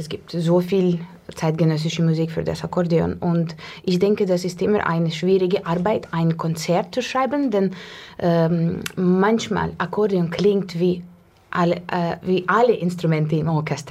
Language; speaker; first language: German; non-native, learner; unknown